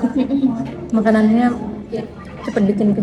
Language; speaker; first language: Indonesian; native; Indonesian